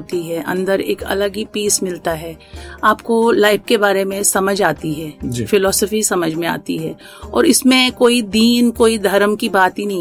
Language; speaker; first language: Hindi; non-native, local second language; Kashmiri